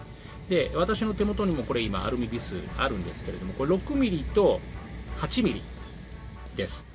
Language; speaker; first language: Japanese; native; Japanese